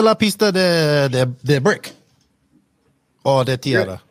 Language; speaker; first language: Spanish; non-native, learner; English